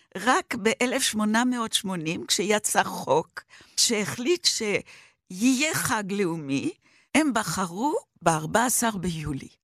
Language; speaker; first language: Hebrew; non-native, fluent; French